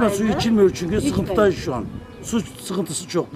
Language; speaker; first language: Turkish; native; Turkish